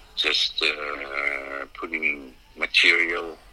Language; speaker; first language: English; non-native, fluent; Italian